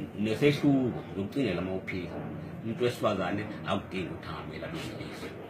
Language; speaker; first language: Zulu; native; Zulu